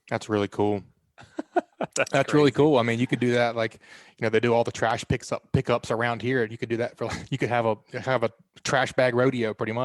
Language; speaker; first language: English; native; English